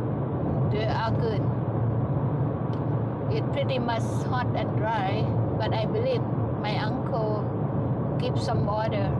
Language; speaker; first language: English; non-native, fluent; Thai